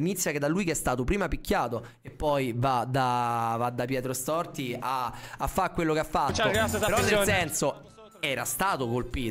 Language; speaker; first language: Italian; native; Italian